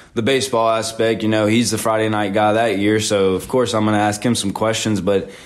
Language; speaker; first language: English; native; English